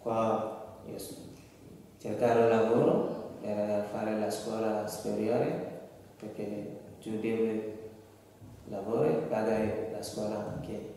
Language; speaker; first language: Italian; non-native, learner; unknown